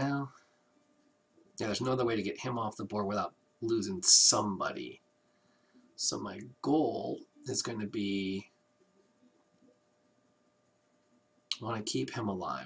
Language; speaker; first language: English; native; English